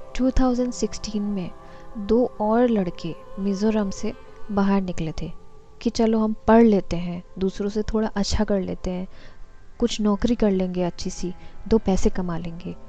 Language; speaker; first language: Hindi; non-native, local second language; Assamese